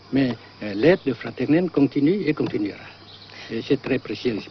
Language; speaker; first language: French; non-native, local second language; Vietnamese